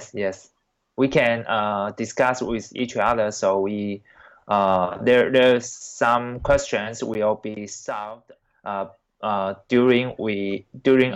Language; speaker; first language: English; non-native, learner; Chinese